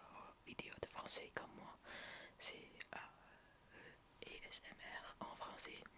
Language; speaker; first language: French; non-native, learner; English